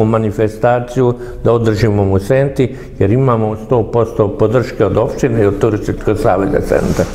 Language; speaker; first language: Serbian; non-native, local second language; Hungarian